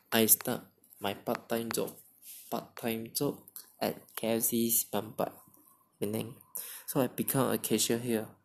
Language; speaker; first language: English; non-native, local second language; Chinese